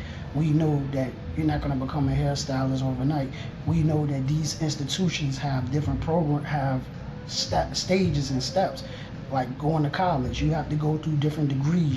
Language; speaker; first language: English; native; English